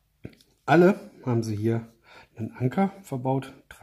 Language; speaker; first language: German; native; German